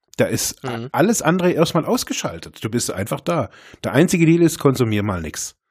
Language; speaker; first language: German; native; German